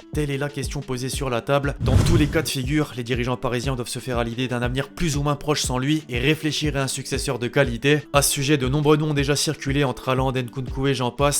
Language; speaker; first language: French; native; French